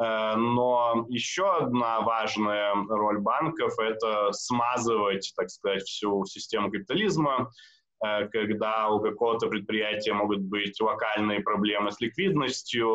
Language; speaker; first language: Russian; native; Russian